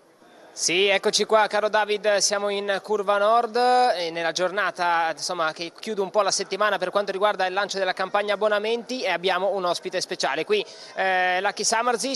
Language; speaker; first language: Italian; native; Italian